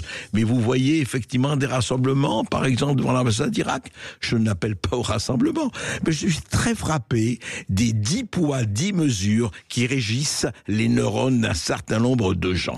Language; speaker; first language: French; native; French